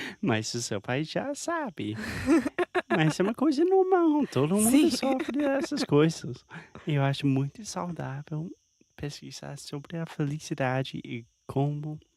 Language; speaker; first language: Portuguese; non-native, fluent; English